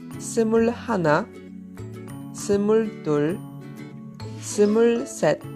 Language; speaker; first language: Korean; non-native, fluent; Polish